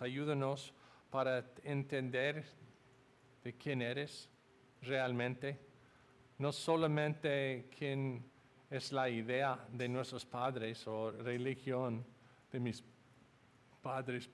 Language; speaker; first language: Spanish; non-native, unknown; English